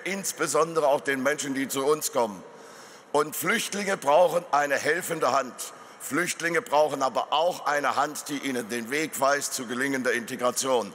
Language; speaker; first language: German; native; German